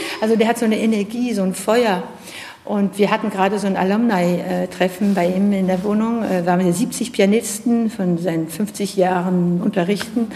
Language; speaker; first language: German; non-native, fluent; French